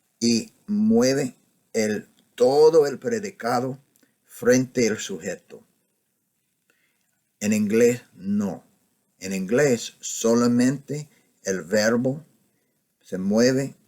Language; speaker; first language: Spanish; non-native, fluent; English